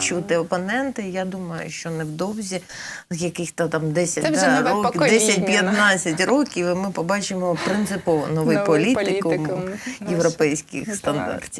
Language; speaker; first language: Ukrainian; native; Ukrainian